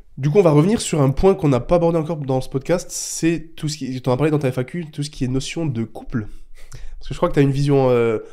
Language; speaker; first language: French; native; French